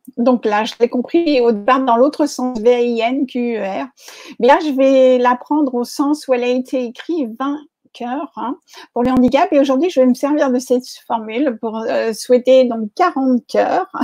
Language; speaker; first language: French; native; French